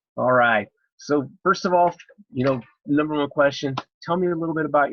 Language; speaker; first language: English; native; English